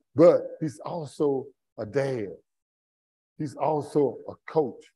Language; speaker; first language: English; native; English